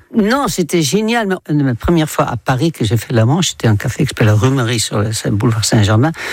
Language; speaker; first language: French; non-native, fluent; Dutch